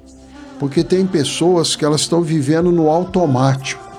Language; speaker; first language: Portuguese; native; Portuguese